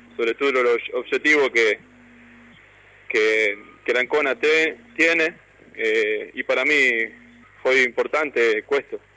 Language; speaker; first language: Italian; non-native, learner; Spanish